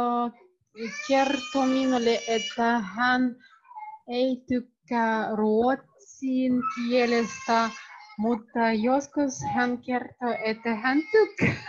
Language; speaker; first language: Finnish; non-native, learner; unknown